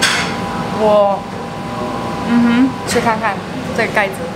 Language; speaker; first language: Chinese; non-native, fluent; English